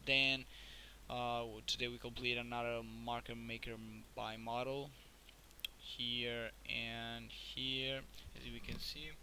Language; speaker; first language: English; non-native, fluent; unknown